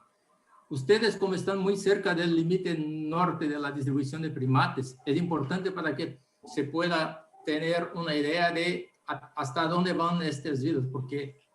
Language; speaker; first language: Spanish; non-native, learner; Portuguese